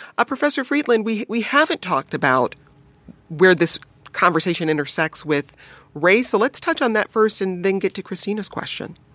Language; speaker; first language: English; native; English